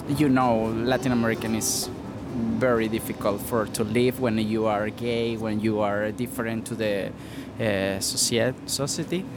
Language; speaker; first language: English; non-native, fluent; Spanish